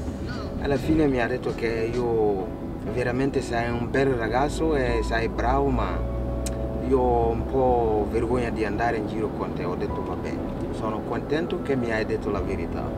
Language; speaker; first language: Italian; non-native, learner; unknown